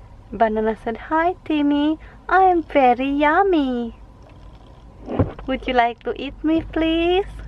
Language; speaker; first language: English; non-native, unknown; Indonesian